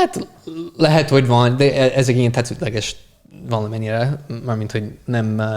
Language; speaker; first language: Hungarian; non-native, fluent; English